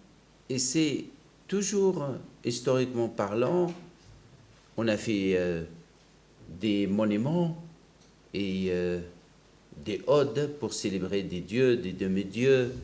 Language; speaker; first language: French; non-native, local second language; Arabic